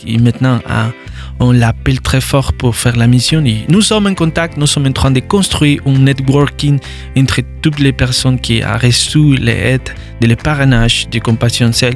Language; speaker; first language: French; non-native, learner; Spanish